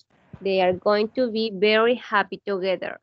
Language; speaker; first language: English; non-native, learner; Spanish